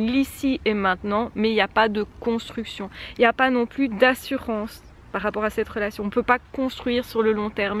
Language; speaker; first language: French; native; French